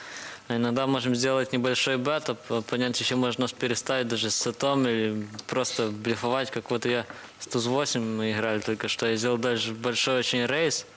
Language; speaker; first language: Russian; native; Russian